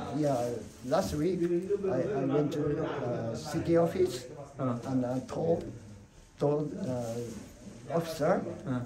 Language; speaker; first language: English; non-native, learner; Japanese